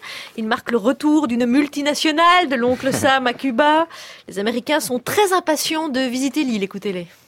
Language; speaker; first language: French; native; French